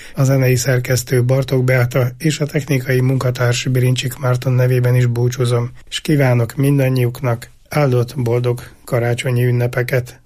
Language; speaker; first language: Hungarian; native; Hungarian